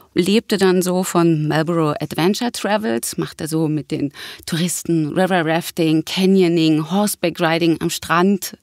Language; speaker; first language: German; native; German